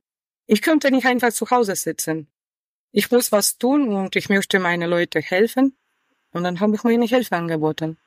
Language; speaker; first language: German; non-native, learner; Ukrainian